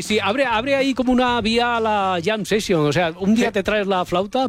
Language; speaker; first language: Spanish; native; Spanish